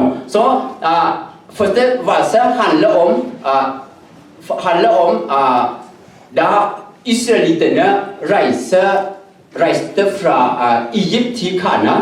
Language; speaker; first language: Norwegian; non-native, learner; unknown